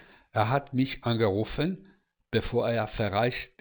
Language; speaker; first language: German; non-native, fluent; Spanish